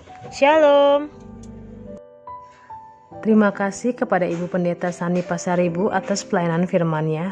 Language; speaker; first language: Indonesian; native; Indonesian